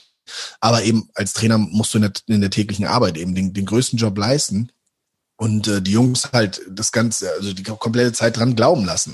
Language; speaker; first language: German; native; German